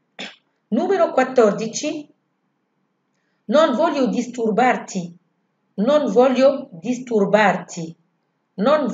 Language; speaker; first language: Italian; non-native, learner; Arabic